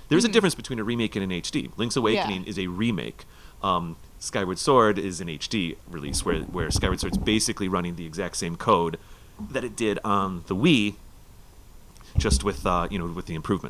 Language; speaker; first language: English; native; English